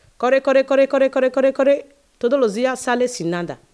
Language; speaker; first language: Spanish; non-native, learner; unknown